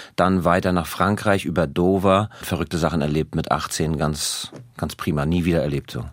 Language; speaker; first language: German; native; German